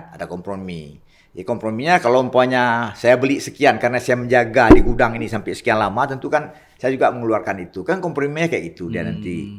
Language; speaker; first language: Indonesian; non-native, local second language; Achinese